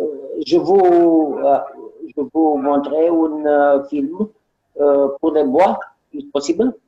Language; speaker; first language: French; non-native, learner; Romanian